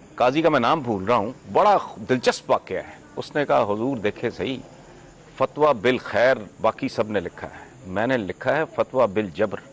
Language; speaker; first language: Urdu; non-native, local second language; Punjabi